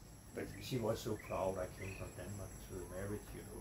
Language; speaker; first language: English; non-native, fluent; Danish